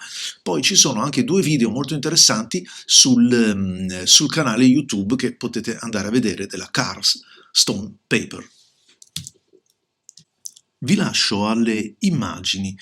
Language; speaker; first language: Italian; native; Italian